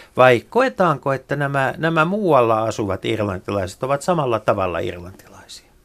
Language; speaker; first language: Finnish; native; Finnish